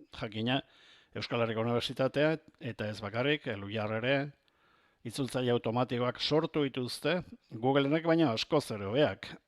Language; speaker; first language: Basque; non-native, local second language; Spanish